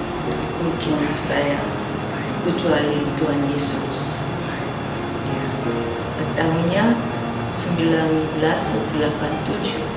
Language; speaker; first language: Indonesian; non-native, learner; Korean